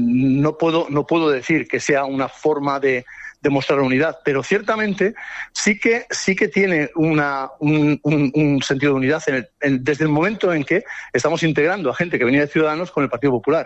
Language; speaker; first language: Spanish; native; Spanish